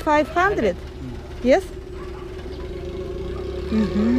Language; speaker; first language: English; non-native, learner; Russian